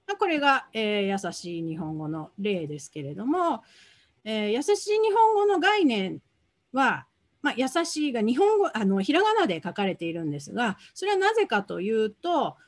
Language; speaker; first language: Japanese; native; Japanese